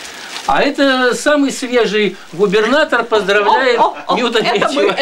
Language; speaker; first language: Russian; native; Russian